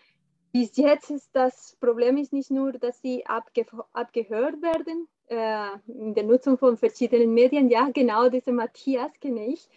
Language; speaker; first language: German; non-native, fluent; Spanish